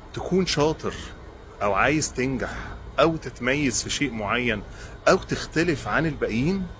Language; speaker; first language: Arabic; native; Arabic